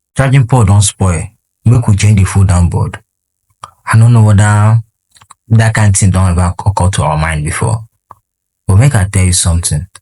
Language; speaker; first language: Nigerian Pidgin; non-native, local second language; Igbo